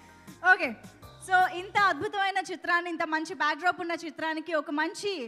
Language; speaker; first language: Telugu; native; Telugu